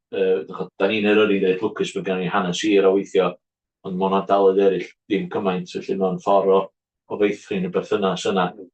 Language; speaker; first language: Welsh; native; Welsh